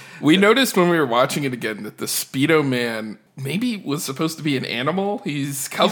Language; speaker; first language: English; native; English